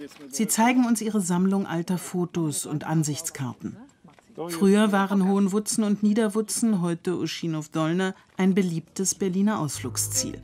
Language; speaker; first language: German; native; German